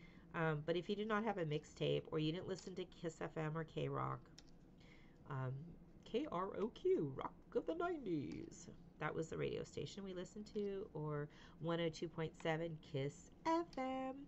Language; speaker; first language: English; native; English